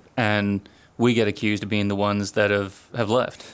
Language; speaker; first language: English; native; English